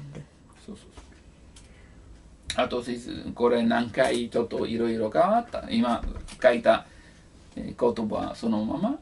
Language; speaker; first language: Japanese; non-native, learner; Italian